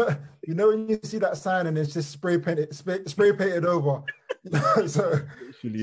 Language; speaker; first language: English; native; English